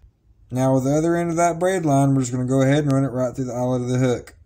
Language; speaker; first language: English; native; English